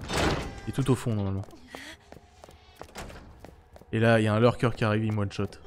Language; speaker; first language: French; native; French